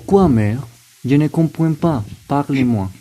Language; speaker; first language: French; non-native, learner; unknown